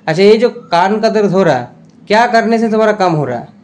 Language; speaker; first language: Hindi; non-native, local second language; Bangla